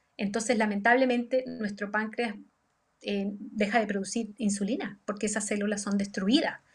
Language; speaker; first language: Spanish; native; Spanish